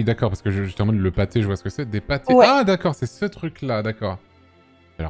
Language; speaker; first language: French; native; French